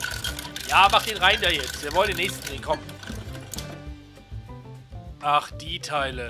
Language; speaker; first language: German; native; German